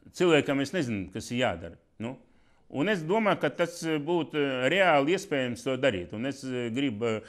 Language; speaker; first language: Latvian; non-native, local second language; Russian